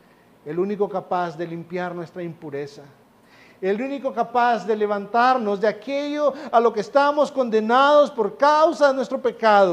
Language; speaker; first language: Spanish; native; Spanish